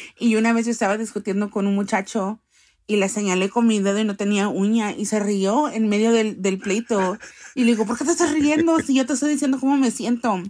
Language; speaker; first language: Spanish; early bilingual, heritage; Spanish